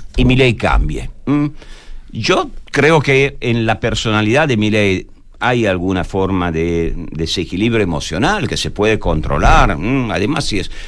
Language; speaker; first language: Spanish; non-native, fluent; Italian